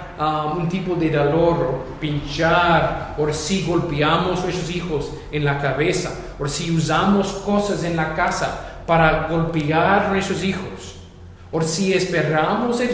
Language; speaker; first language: Spanish; non-native, fluent; English